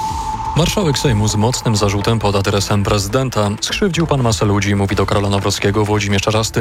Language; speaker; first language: Polish; native; Polish